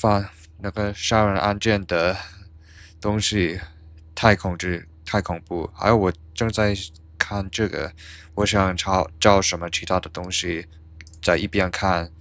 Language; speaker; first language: Chinese; non-native, learner; English